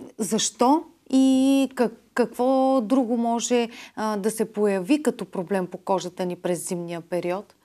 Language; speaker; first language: Bulgarian; native; Bulgarian